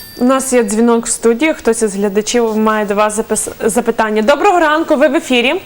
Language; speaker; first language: Ukrainian; native; Ukrainian